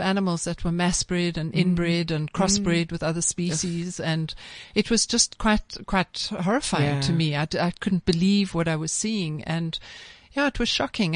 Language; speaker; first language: English; native; English